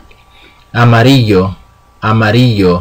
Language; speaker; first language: Spanish; non-native, fluent; Portuguese